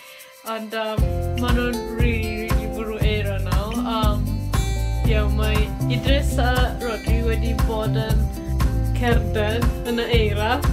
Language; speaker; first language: Welsh; non-native, learner; Malay